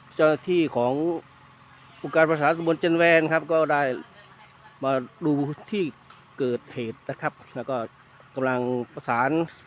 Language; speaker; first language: Thai; native; Thai